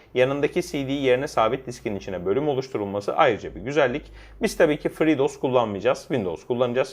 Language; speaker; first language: Turkish; native; Turkish